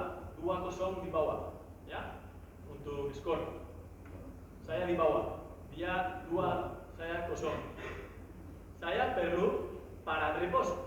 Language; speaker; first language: Indonesian; non-native, learner; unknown